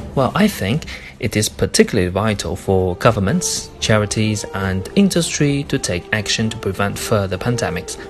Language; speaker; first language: English; non-native, fluent; Chinese